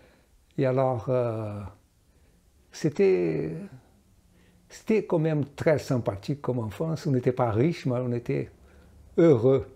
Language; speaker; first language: French; non-native, fluent; Portuguese